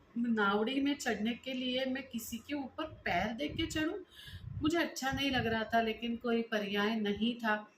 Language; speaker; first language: Hindi; non-native, local second language; Marathi